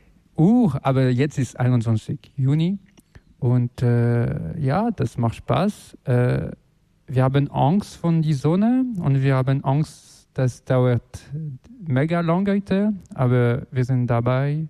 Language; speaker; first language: German; non-native, learner; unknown